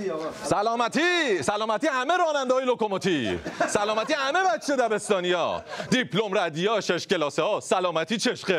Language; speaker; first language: Persian; native; Persian